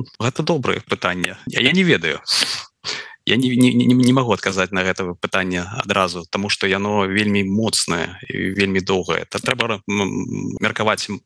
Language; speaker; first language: Belarusian; non-native, local second language; Russian